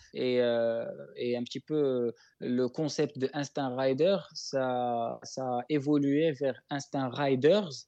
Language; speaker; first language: French; non-native, local second language; Arabic